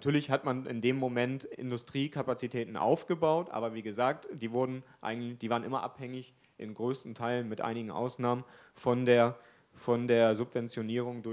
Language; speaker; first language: German; native; German